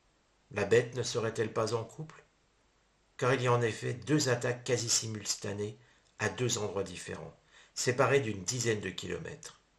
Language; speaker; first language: French; native; French